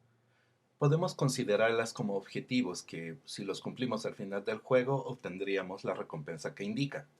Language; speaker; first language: Spanish; native; Spanish